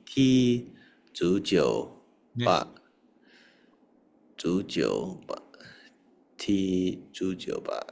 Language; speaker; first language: Chinese; non-native, learner; Indonesian